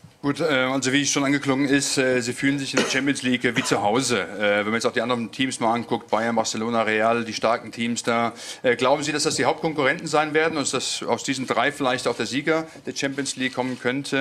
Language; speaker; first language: German; native; German